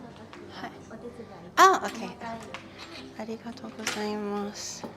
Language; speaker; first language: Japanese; non-native, learner; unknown